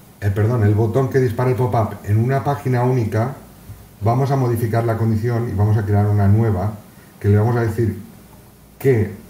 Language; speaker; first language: Spanish; native; Spanish